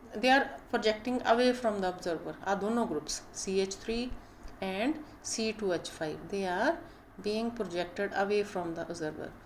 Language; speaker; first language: English; non-native, local second language; Punjabi